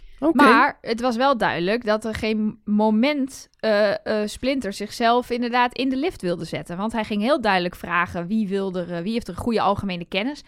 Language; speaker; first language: Dutch; native; Dutch